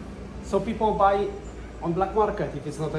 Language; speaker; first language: English; non-native, learner; Polish